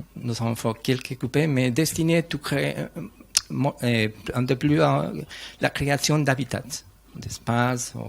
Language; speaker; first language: French; non-native, learner; Spanish